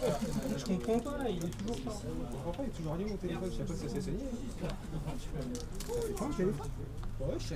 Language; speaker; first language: French; native; French